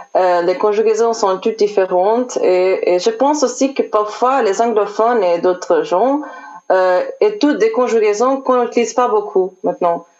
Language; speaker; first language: French; non-native, learner; Portuguese